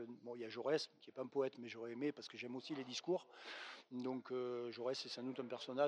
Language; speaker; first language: French; native; French